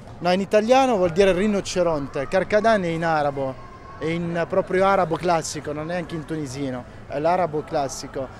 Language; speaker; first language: Italian; native; Italian